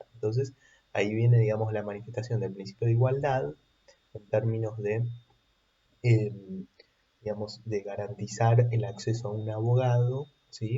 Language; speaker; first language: Spanish; native; Spanish